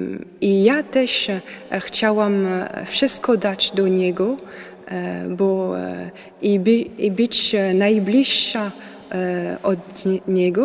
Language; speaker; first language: Polish; non-native, learner; French